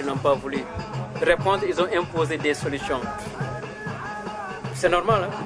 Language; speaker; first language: French; non-native, local second language; Wolof